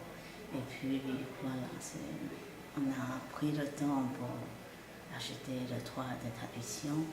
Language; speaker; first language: French; non-native, fluent; Chinese